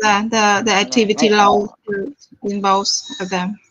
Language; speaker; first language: English; non-native, fluent; Vietnamese